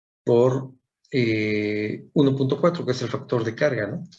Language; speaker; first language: Spanish; native; Spanish